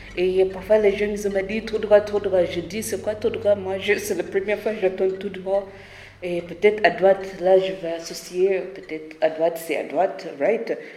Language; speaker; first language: French; non-native, fluent; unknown